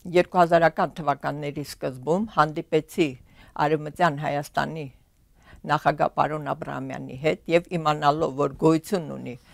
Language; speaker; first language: Armenian; native; Armenian